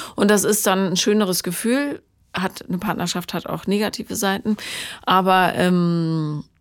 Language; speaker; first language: German; native; German